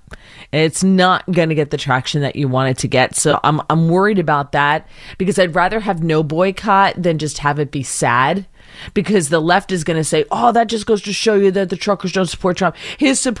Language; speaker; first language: English; native; English